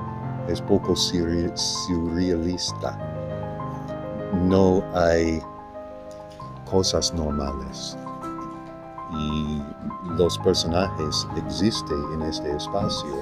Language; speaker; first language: Spanish; non-native, learner; English